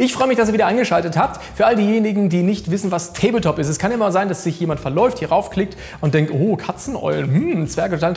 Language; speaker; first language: German; native; German